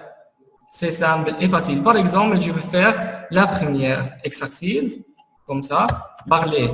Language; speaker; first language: French; non-native, fluent; Arabic